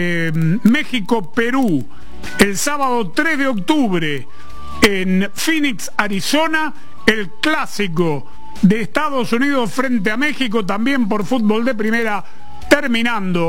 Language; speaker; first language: Spanish; native; Spanish